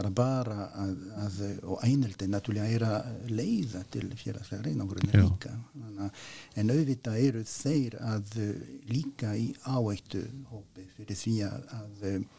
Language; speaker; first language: Icelandic; non-native, fluent; French